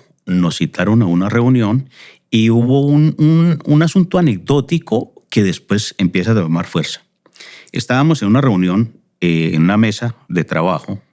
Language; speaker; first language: Spanish; native; Spanish